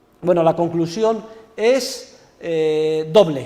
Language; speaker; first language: Spanish; native; Spanish